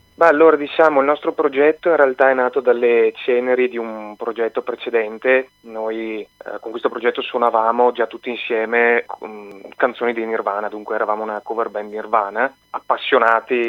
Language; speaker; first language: Italian; native; Italian